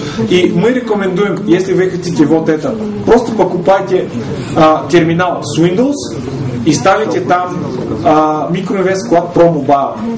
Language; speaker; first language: Russian; non-native, fluent; Bulgarian